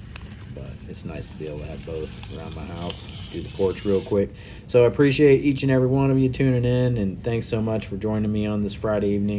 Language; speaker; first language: English; native; English